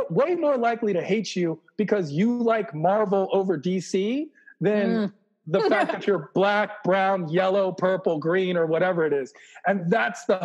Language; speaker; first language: English; native; English